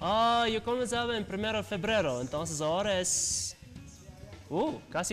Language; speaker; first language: Spanish; non-native, learner; English